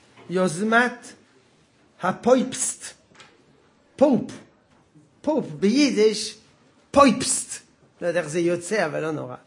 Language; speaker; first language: Hebrew; non-native, fluent; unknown